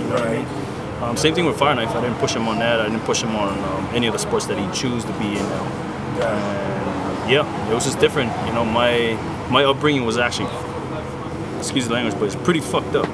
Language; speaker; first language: English; non-native, fluent; Samoan